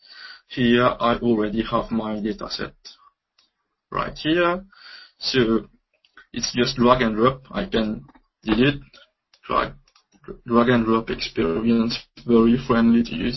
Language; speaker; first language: English; non-native, local second language; Morisyen